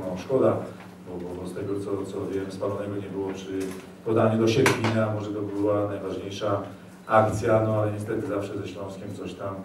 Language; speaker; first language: Polish; native; Polish